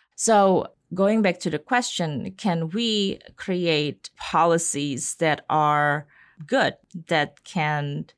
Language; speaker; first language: English; non-native, fluent; Indonesian